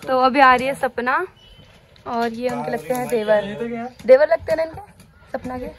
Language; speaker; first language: Hindi; native; Hindi